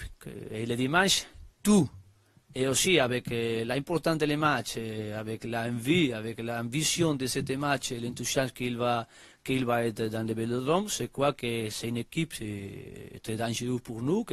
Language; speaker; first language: French; non-native, learner; Spanish